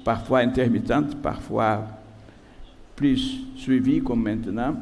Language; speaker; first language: French; non-native, fluent; Portuguese